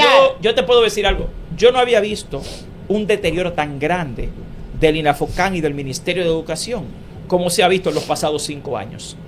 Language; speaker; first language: Spanish; native; Spanish